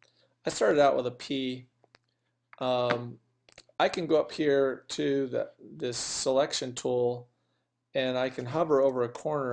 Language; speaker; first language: English; native; English